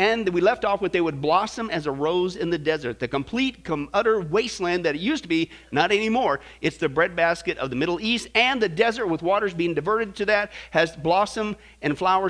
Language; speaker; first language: English; native; English